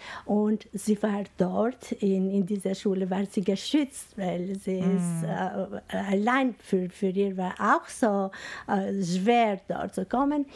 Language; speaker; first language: German; non-native, fluent; Albanian